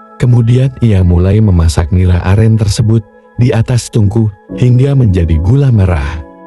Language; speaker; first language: Indonesian; native; Indonesian